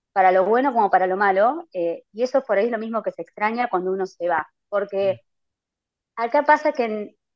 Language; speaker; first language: Spanish; native; Spanish